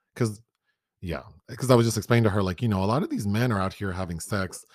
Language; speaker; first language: English; native; English